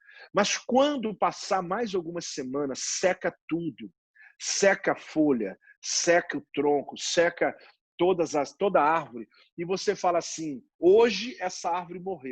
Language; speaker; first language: Portuguese; native; Portuguese